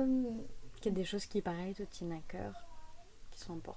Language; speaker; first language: French; native; French